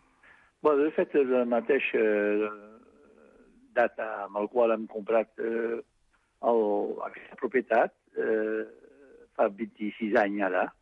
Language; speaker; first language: Catalan; non-native, fluent; French